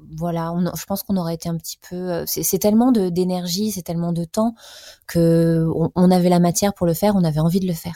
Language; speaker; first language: French; native; French